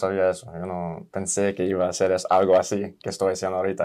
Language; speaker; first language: Spanish; early bilingual, heritage; Spanish